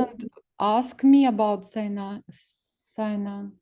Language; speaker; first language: English; non-native, learner; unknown